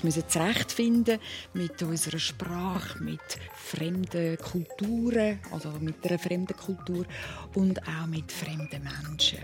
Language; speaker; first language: German; native; German